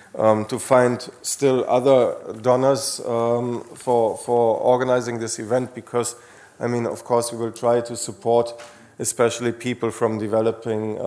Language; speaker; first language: English; non-native, fluent; Slovenian